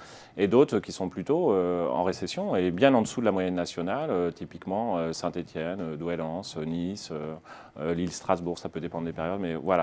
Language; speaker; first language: French; native; French